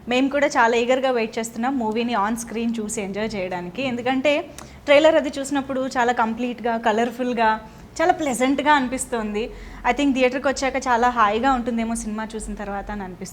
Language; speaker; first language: Telugu; native; Telugu